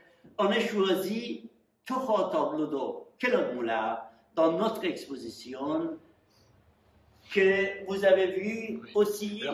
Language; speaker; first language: French; non-native, fluent; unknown